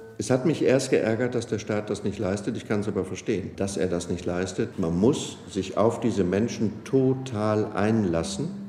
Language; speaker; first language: German; native; German